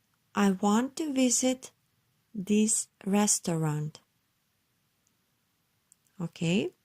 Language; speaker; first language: English; non-native, learner; Turkish